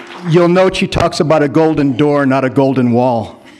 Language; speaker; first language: English; early bilingual, other home language; Spanish